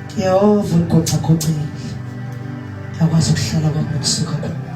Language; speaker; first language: Zulu; non-native, local second language; Xhosa